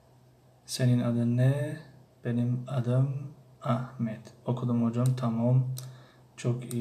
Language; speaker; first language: Turkish; non-native, learner; Tajik